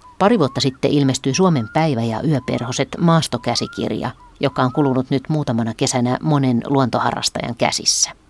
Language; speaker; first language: Finnish; native; Finnish